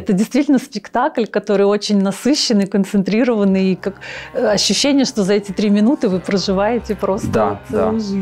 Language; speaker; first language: Russian; native; Russian